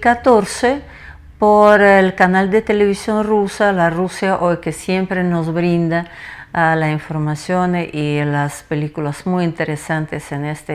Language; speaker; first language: Spanish; non-native, fluent; Russian